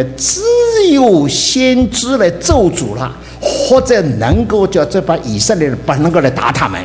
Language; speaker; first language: Chinese; native; Chinese